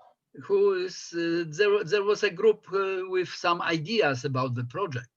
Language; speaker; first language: English; non-native, fluent; Polish